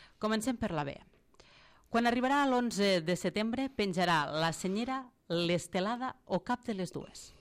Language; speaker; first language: Catalan; native; Catalan